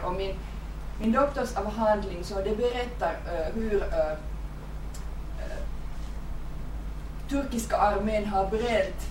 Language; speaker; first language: Swedish; non-native, fluent; Finnish